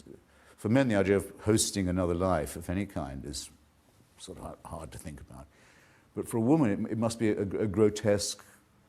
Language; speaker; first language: English; native; English